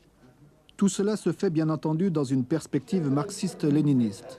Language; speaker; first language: French; native; French